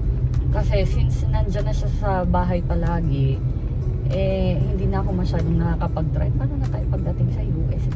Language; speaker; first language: Filipino; native; Filipino